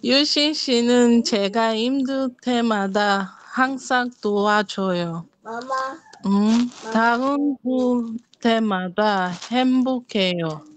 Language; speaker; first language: Korean; non-native, learner; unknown